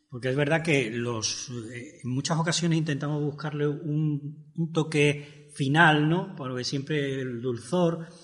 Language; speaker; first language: Spanish; native; Spanish